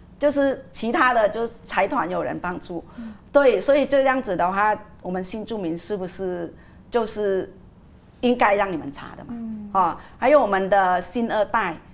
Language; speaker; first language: Chinese; non-native, fluent; Vietnamese